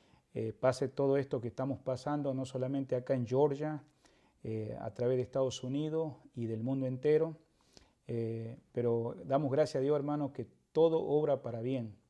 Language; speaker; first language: Spanish; native; Spanish